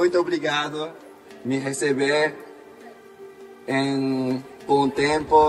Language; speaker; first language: Portuguese; non-native, learner; Japanese